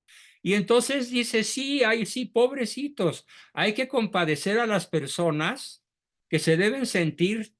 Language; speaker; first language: Spanish; native; Spanish